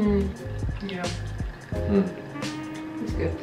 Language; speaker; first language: English; non-native, fluent; Portuguese